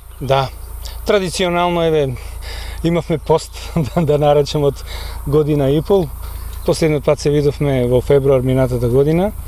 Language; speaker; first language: Macedonian; native; Macedonian